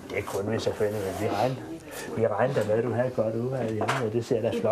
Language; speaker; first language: Danish; native; Danish